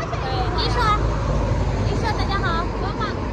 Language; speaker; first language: Chinese; non-native, learner; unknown